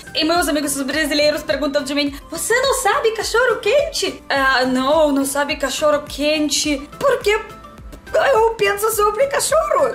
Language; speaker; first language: Portuguese; non-native, learner; Russian